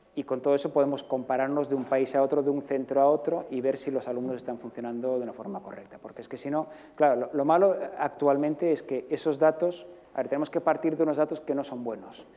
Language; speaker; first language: Spanish; native; Spanish